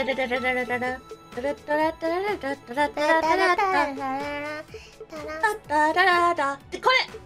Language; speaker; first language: Japanese; non-native, learner; English